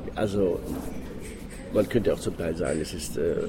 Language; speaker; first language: German; non-native, fluent; Greek